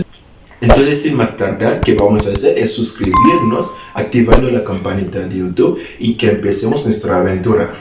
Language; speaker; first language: Spanish; non-native, fluent; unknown